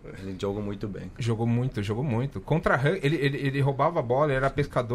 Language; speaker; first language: Portuguese; non-native, learner; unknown